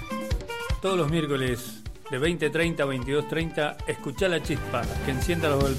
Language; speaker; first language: Spanish; native; Spanish